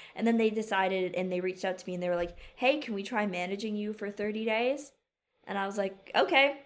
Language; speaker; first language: English; native; English